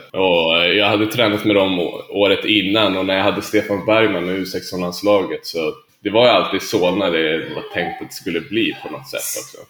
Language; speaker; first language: Swedish; native; Swedish